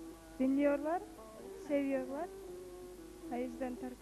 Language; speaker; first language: Turkish; non-native, learner; Kyrgyz